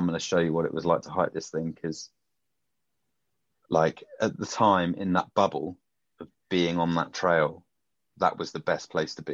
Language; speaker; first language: English; native; English